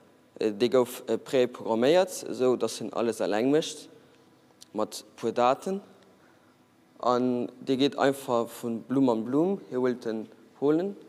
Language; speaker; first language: German; non-native, learner; Portuguese